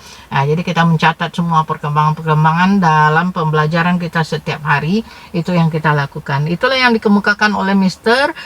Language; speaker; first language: Indonesian; native; Indonesian